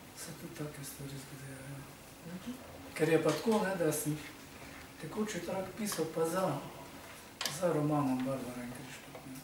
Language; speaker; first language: Slovenian; native; Slovenian